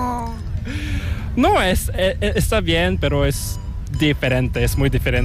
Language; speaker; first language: Spanish; non-native, fluent; Korean